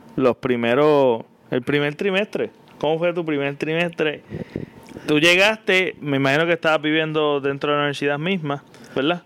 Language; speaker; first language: Spanish; native; Spanish